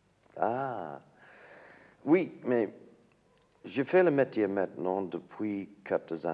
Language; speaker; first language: French; non-native, learner; English